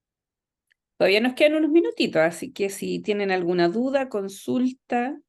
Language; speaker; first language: Spanish; native; Spanish